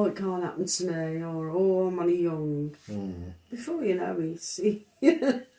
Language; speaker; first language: English; native; English